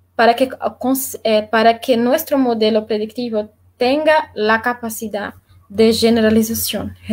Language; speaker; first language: Spanish; non-native, learner; Portuguese